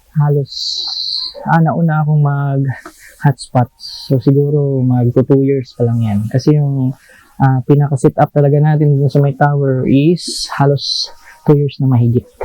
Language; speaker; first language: Filipino; non-native, local second language; Cebuano